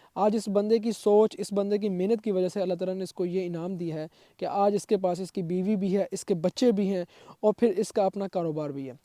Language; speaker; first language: Urdu; non-native, local second language; Punjabi